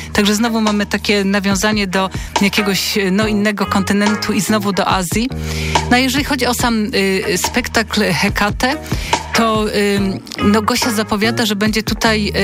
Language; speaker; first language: Polish; native; Polish